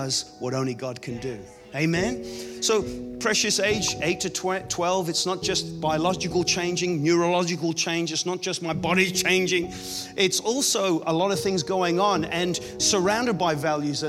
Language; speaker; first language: English; native; English